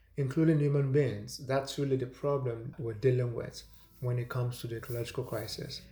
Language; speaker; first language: English; non-native, local second language; Igbo